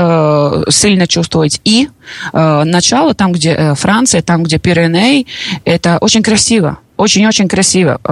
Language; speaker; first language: Russian; non-native, local second language; Latvian